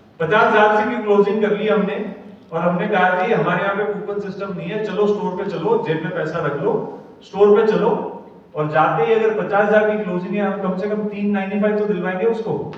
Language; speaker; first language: Hindi; native; Hindi